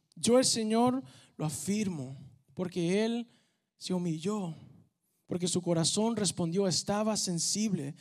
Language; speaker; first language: Spanish; early bilingual, heritage; Spanish